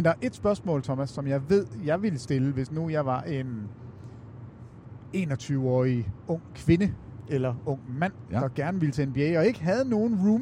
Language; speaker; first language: Danish; native; Danish